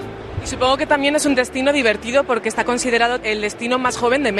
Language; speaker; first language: Spanish; native; Spanish